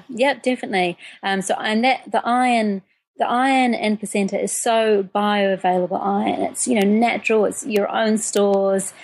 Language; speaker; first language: English; native; English